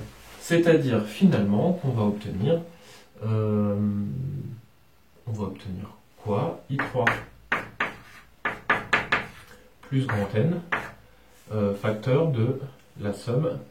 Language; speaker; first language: French; native; French